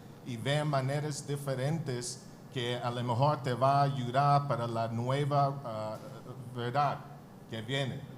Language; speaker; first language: Spanish; non-native, learner; English